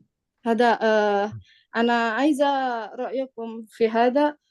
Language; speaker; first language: Arabic; non-native, learner; Indonesian